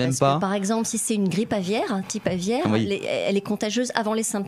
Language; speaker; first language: French; native; French